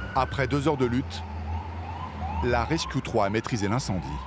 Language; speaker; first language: French; native; French